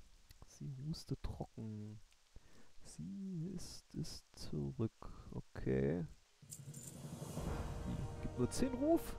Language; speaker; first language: German; native; German